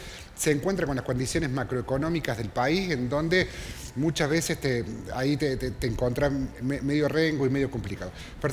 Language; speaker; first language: Spanish; native; Spanish